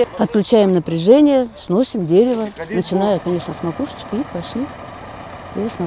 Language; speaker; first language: Russian; native; Russian